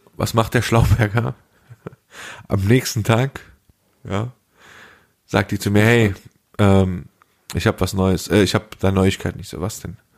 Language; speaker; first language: German; early bilingual, other home language; Turkish